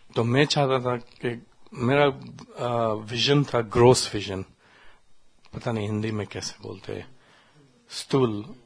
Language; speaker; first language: Hindi; non-native, learner; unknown